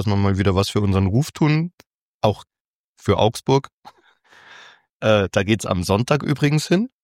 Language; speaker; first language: German; native; German